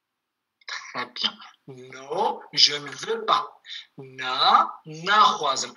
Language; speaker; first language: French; non-native, fluent; Kurdish